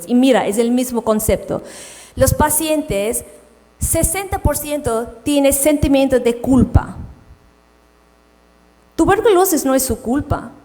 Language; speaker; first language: Spanish; non-native, fluent; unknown